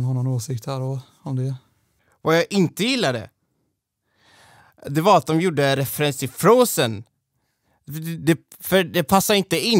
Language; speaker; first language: Swedish; native; Swedish